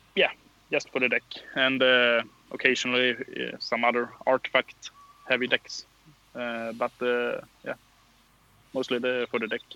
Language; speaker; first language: English; non-native, fluent; Swedish